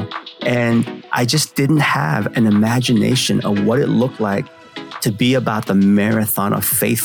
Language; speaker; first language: English; early bilingual, other home language; Korean